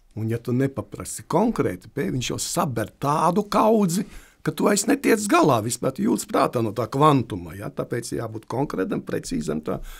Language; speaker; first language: Latvian; native; Latvian